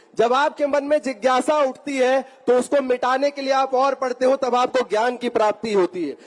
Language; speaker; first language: Hindi; native; Hindi